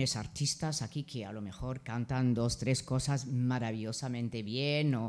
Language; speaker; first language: Spanish; non-native, fluent; English